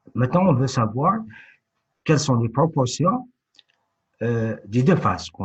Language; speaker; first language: French; non-native, local second language; Arabic